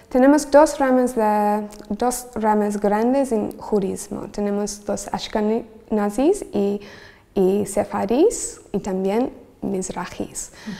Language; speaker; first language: Spanish; non-native, learner; English